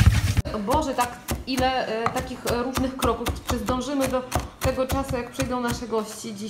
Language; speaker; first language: Polish; non-native, fluent; Ukrainian